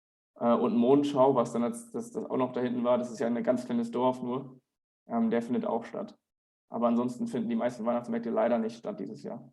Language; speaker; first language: German; native; German